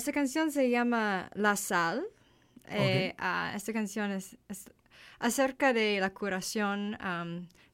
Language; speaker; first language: Spanish; non-native, learner; English